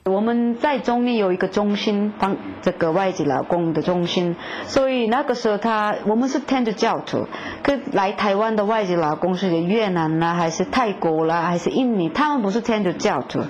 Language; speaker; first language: Chinese; non-native, fluent; Korean